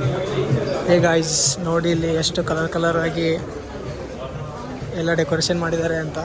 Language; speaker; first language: Kannada; native; Kannada